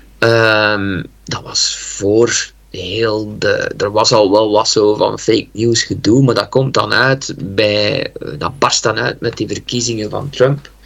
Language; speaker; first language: Dutch; native; Dutch